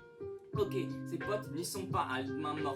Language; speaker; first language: French; native; French